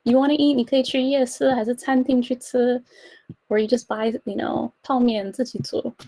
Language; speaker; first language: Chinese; early bilingual, heritage; Chinese